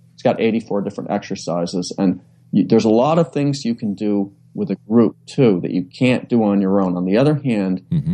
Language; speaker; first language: English; native; English